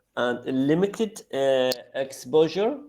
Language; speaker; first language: English; non-native, learner; Arabic